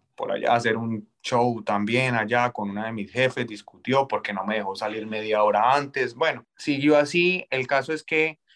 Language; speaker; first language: Spanish; native; Spanish